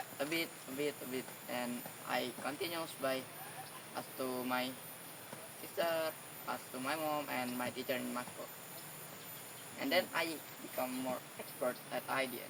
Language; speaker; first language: English; non-native, learner; Indonesian